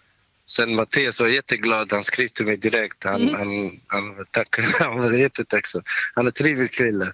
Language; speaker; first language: Swedish; non-native, learner; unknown